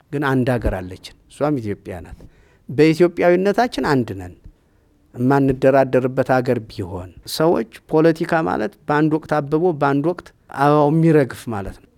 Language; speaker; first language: Amharic; native; Amharic